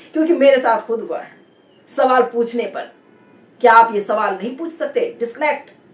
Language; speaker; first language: Hindi; native; Hindi